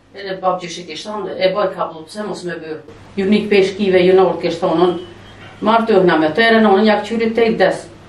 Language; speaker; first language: Albanian; early bilingual, heritage; Albanian